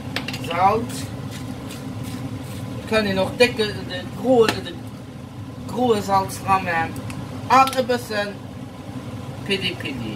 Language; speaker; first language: German; non-native, learner; Dutch